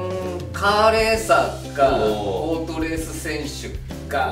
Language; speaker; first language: Japanese; native; Japanese